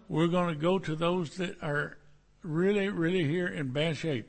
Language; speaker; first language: English; native; English